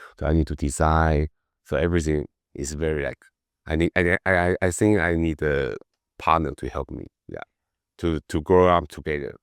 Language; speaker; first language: English; non-native, learner; Chinese